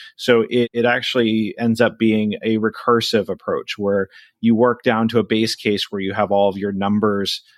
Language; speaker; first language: English; native; English